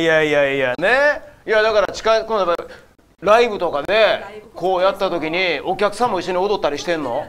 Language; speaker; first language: Japanese; native; Japanese